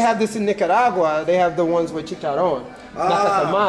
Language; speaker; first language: English; native; English